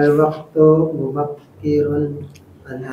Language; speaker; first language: Arabic; non-native, learner; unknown